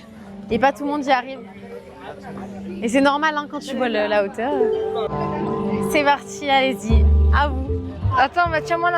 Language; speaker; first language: French; native; French